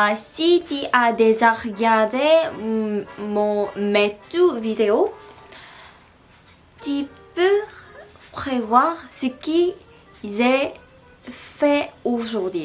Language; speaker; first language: French; non-native, learner; Korean